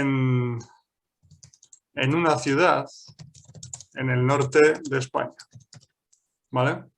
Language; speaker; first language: Spanish; non-native, fluent; English